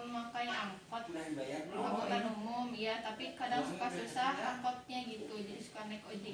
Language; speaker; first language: Indonesian; non-native, local second language; Sundanese